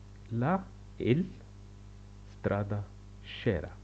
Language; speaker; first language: Italian; non-native, learner; Arabic